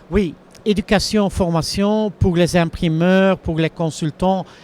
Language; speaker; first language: French; non-native, local second language; Dutch